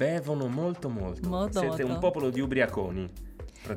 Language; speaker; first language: Italian; native; Italian